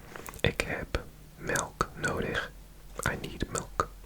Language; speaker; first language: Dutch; non-native, learner; English